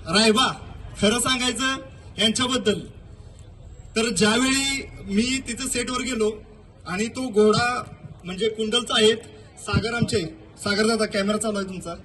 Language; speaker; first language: Marathi; native; Marathi